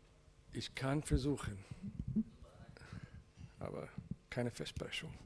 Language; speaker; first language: German; non-native, learner; English